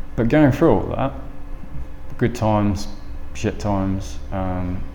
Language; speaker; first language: English; native; English